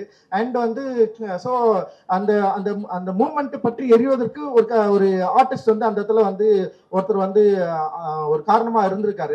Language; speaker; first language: Tamil; native; Tamil